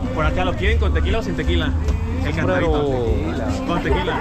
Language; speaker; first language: Spanish; native; Spanish